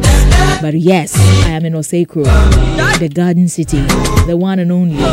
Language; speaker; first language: English; native; English